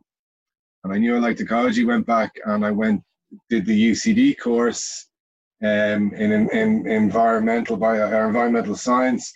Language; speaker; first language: English; native; English